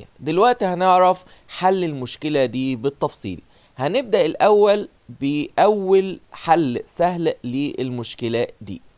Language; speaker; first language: Arabic; native; Arabic